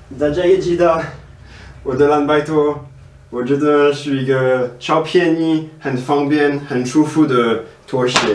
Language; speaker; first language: Chinese; non-native, fluent; French